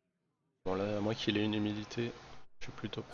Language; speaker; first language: French; native; French